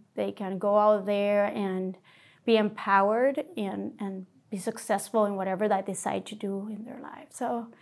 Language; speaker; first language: English; non-native, fluent; Spanish